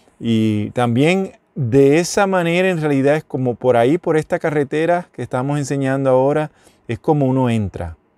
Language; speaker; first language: Spanish; native; Spanish